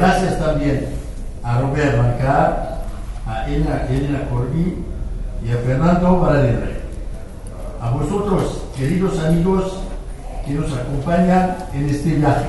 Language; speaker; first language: Spanish; non-native, fluent; French